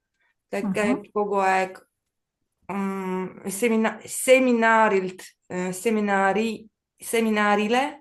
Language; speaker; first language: Estonian; non-native, learner; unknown